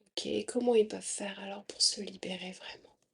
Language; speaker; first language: French; native; French